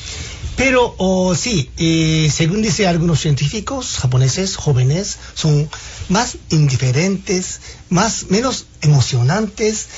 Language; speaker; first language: Spanish; non-native, fluent; Japanese